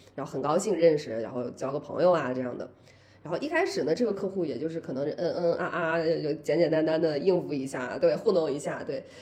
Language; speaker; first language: Chinese; native; Chinese